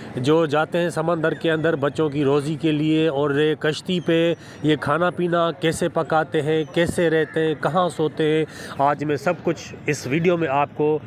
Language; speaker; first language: Urdu; non-native, local second language; Sindhi